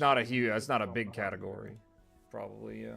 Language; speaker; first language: English; native; English